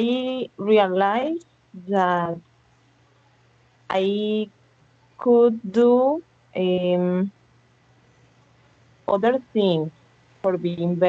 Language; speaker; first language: English; non-native, learner; Spanish